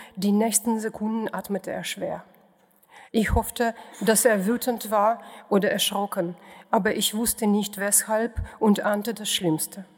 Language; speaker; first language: German; non-native, fluent; Russian